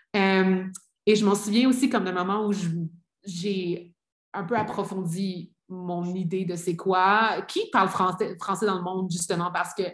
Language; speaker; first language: French; native; French